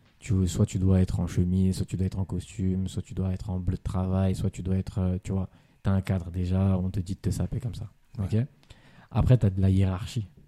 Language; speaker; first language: French; native; French